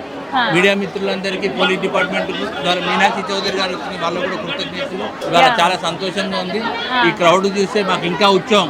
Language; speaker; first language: Telugu; native; Telugu